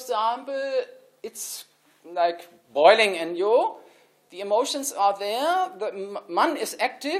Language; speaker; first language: English; non-native, fluent; German